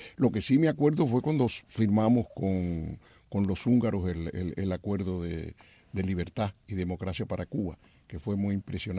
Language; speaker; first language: Spanish; native; Spanish